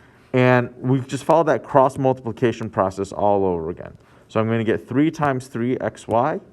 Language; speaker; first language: English; native; English